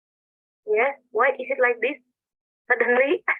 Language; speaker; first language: English; non-native, learner; Indonesian